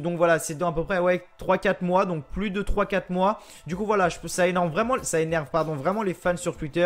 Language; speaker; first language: French; native; French